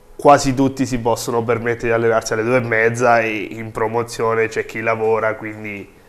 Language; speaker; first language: Italian; native; Italian